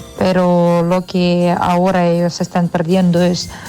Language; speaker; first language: Spanish; non-native, fluent; Ukrainian